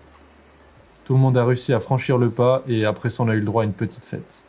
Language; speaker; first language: French; native; French